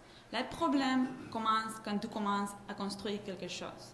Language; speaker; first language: French; non-native, fluent; Spanish